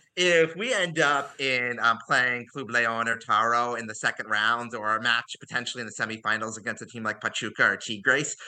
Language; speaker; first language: English; native; English